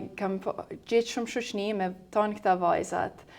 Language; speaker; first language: Albanian; early bilingual, heritage; Albanian